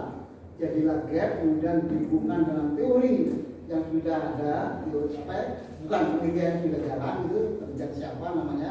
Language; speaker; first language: Indonesian; native; Indonesian